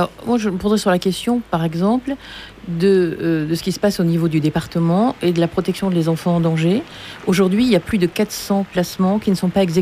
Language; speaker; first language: French; native; French